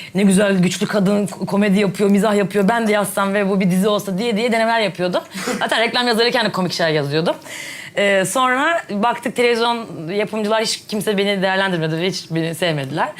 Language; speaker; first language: Turkish; native; Turkish